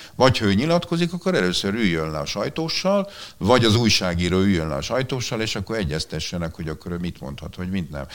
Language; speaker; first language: Hungarian; native; Hungarian